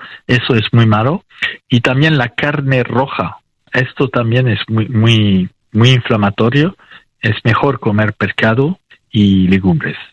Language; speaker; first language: Spanish; non-native, fluent; French